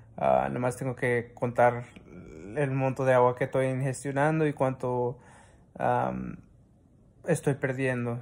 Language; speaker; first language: Spanish; early bilingual, heritage; Spanish